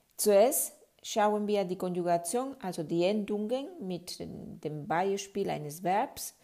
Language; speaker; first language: German; non-native, fluent; Spanish